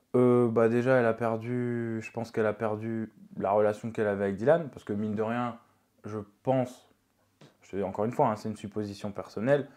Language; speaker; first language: French; native; French